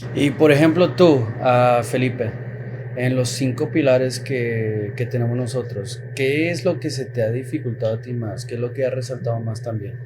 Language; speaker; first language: Spanish; early bilingual, heritage; Spanish